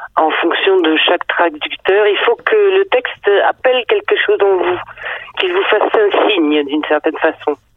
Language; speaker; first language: French; early bilingual, other home language; Danish